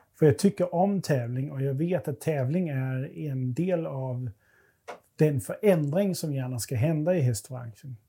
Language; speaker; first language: Swedish; non-native, fluent; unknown